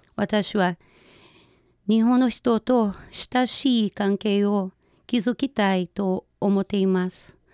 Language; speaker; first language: Japanese; non-native, fluent; Portuguese